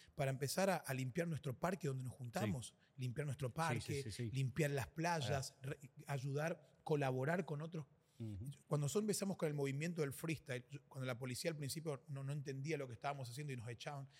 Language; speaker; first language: Spanish; native; Spanish